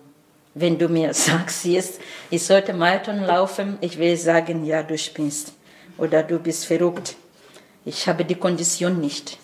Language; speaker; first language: German; non-native, learner; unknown